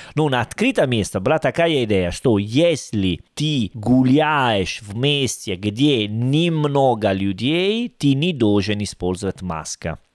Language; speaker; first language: Russian; non-native, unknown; Italian